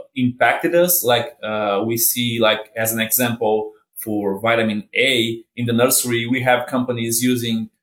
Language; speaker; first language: English; non-native, fluent; Portuguese